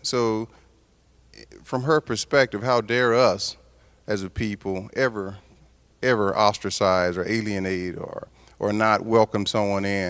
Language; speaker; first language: English; native; English